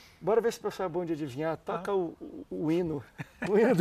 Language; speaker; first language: Portuguese; native; Portuguese